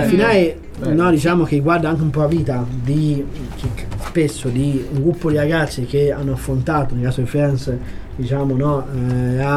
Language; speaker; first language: Italian; native; Italian